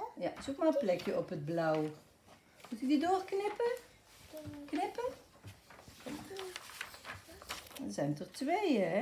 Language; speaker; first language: Dutch; native; Dutch